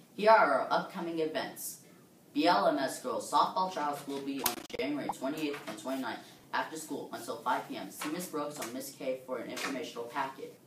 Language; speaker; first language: English; native; English